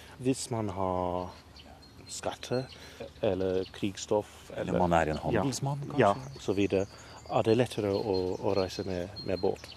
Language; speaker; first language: Norwegian; non-native, learner; English